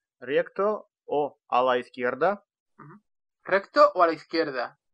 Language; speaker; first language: Spanish; non-native, fluent; Russian